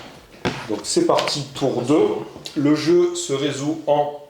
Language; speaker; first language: French; native; French